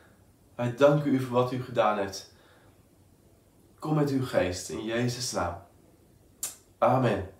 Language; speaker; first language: Dutch; native; Dutch